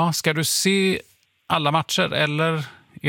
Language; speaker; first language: Swedish; native; Swedish